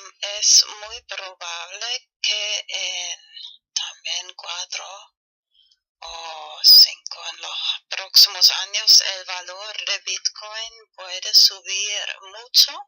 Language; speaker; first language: Spanish; non-native, fluent; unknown